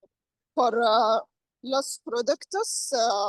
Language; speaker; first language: Spanish; non-native, learner; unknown